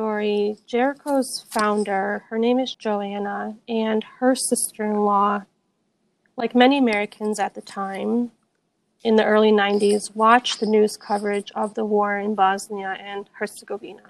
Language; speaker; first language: English; native; English